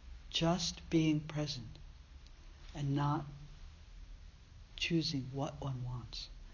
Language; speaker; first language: English; native; English